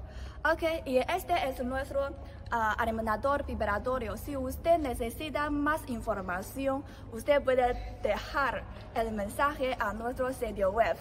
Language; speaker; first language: Spanish; non-native, learner; Chinese